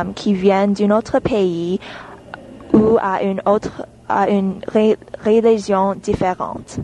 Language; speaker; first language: French; non-native, learner; English